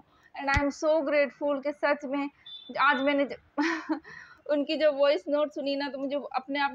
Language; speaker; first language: Hindi; native; Hindi